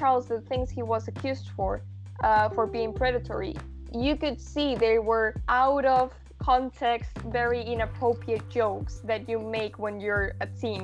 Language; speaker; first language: English; non-native, fluent; Spanish